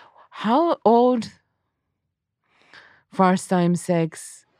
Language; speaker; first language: English; non-native, learner; Japanese